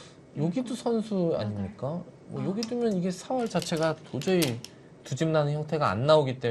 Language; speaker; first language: Korean; native; Korean